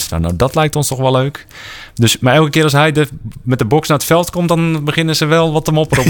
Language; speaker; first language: Dutch; native; Dutch